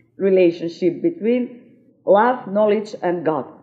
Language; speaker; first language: English; non-native, fluent; Macedonian